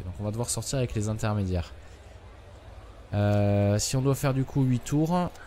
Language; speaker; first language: French; native; French